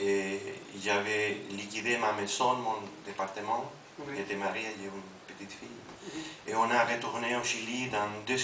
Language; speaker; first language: French; non-native, fluent; Spanish